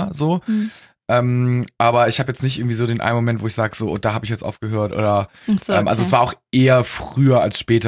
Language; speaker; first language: German; native; German